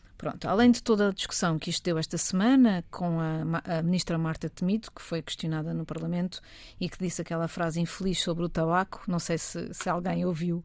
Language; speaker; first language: Portuguese; native; Portuguese